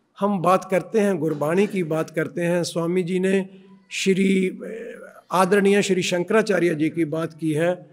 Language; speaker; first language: Hindi; non-native, local second language; Punjabi